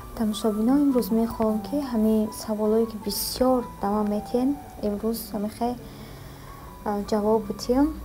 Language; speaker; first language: Tajik; early bilingual, heritage; Tajik